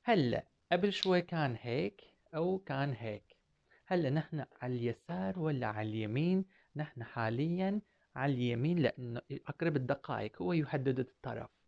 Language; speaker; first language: Arabic; non-native, fluent; Turkish